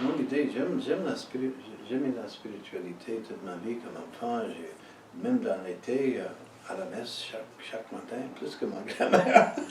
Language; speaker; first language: French; early bilingual, heritage; French